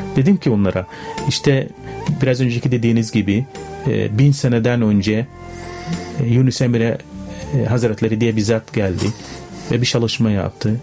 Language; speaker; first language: Turkish; non-native, fluent; Arabic